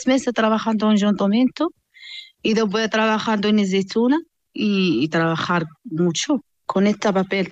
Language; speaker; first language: Spanish; non-native, learner; Arabic